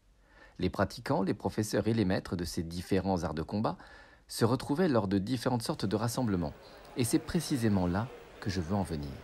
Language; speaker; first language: French; native; French